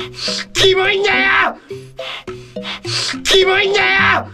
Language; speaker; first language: Japanese; native; Japanese